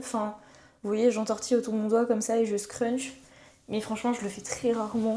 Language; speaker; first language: French; native; French